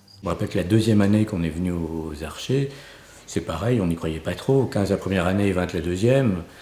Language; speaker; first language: French; native; French